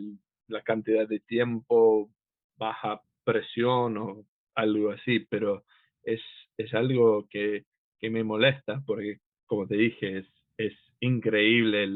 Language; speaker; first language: Spanish; non-native, fluent; English